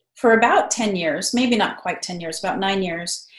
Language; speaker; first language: English; native; English